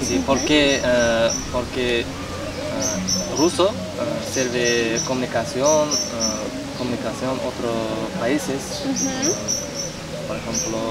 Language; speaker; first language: Spanish; non-native, learner; Uzbek